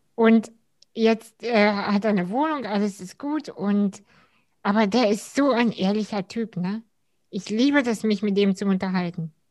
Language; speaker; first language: German; early bilingual, other home language; Russian